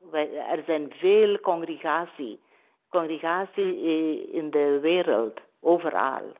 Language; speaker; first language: Dutch; non-native, learner; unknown